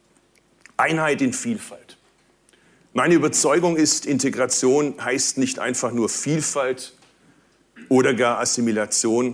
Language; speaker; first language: German; early bilingual, other home language; Turkish